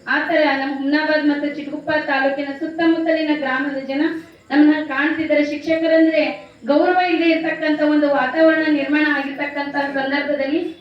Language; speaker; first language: Kannada; native; Kannada